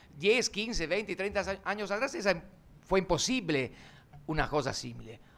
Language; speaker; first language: Spanish; non-native, fluent; Italian